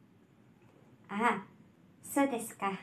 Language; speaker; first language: Japanese; non-native, learner; Filipino